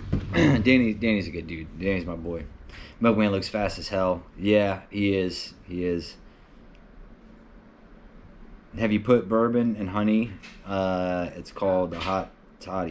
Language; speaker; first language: English; native; English